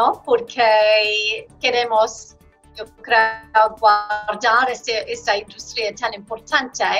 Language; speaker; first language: Spanish; non-native, fluent; English